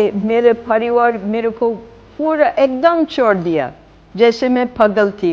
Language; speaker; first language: Hindi; non-native, fluent; English